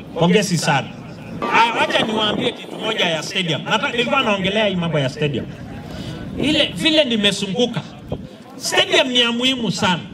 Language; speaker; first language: Swahili; non-native, local second language; Masai